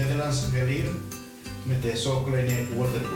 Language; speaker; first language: Dutch; non-native, fluent; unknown